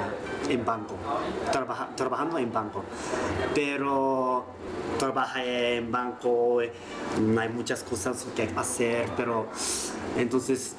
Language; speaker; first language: Spanish; non-native, learner; Japanese